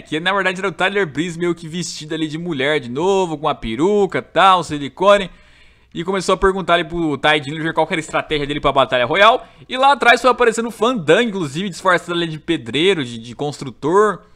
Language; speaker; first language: Portuguese; native; Portuguese